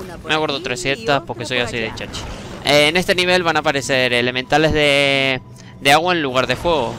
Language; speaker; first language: Spanish; native; Spanish